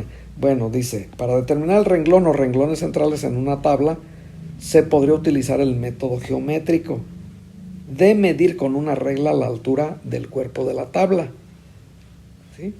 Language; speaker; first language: Spanish; native; Spanish